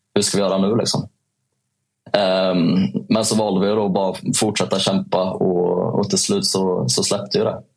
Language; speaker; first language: Swedish; native; Swedish